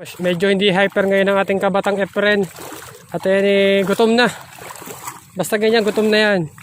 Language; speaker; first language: Filipino; native; Filipino